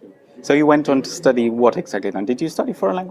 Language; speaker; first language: English; non-native, fluent; German